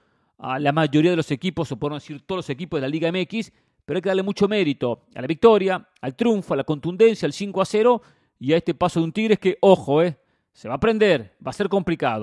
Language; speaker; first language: Spanish; native; Spanish